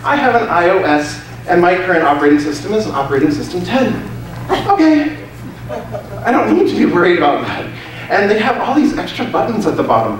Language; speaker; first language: English; native; English